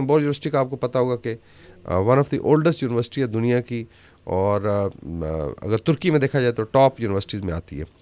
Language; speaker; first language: Urdu; native; Urdu